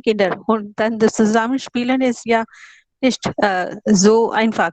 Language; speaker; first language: German; non-native, learner; Hindi